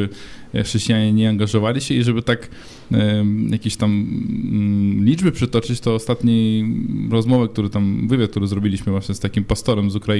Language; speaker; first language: Polish; non-native, fluent; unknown